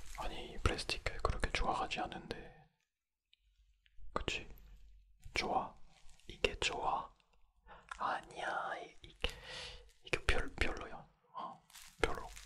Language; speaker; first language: Korean; non-native, fluent; French